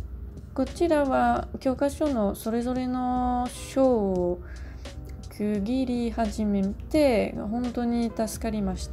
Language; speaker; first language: Japanese; non-native, learner; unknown